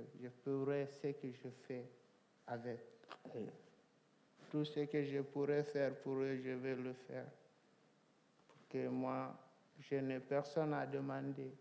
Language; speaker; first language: French; non-native, local second language; Fula